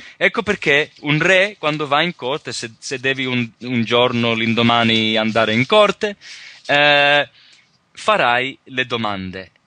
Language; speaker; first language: Italian; early bilingual, heritage; Italian